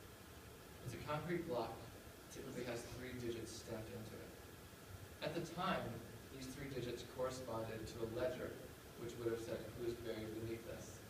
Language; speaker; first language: English; native; English